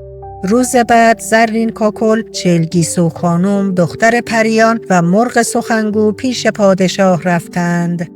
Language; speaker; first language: Persian; native; Persian